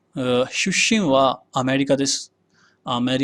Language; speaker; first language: Japanese; non-native, fluent; Hindi